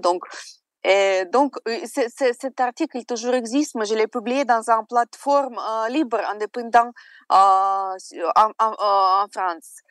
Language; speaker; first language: French; non-native, fluent; Russian